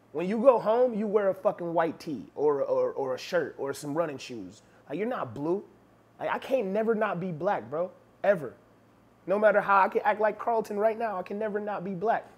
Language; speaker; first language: English; native; English